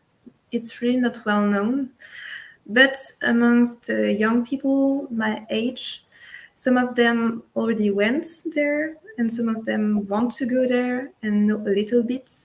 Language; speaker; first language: English; non-native, fluent; French